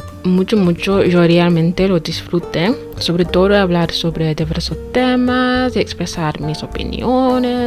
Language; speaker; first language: Spanish; non-native, fluent; English